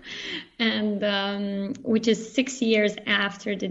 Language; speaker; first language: English; non-native, fluent; Bosnian